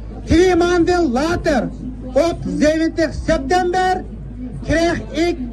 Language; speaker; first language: Dutch; non-native, fluent; Uyghur